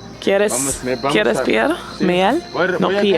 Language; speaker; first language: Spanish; non-native, learner; English